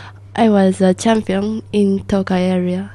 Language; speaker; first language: English; non-native, learner; Japanese